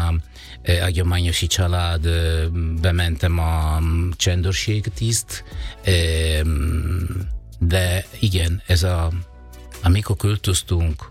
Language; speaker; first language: Hungarian; non-native, learner; Italian